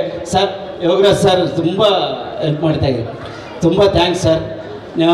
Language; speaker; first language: Kannada; non-native, local second language; Telugu